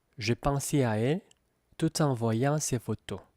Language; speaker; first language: French; non-native, fluent; Korean